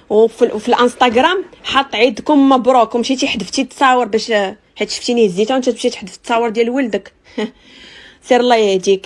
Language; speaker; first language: Arabic; native; Arabic